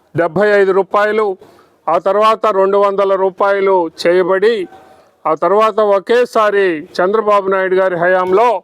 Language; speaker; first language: Telugu; native; Telugu